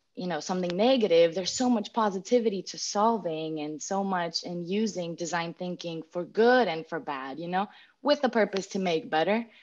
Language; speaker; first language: English; non-native, fluent; Greek